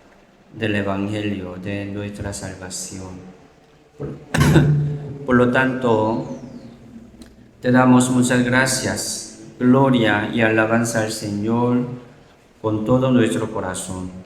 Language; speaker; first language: Spanish; non-native, learner; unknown